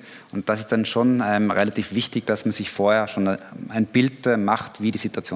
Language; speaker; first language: German; native; German